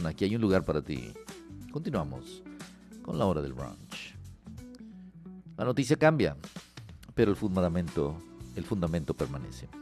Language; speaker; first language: Spanish; native; Spanish